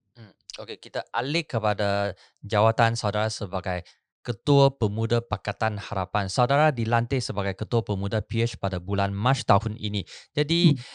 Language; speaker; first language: Malay; non-native, local second language; Chinese